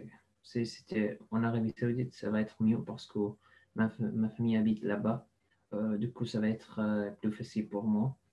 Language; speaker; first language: French; non-native, fluent; Arabic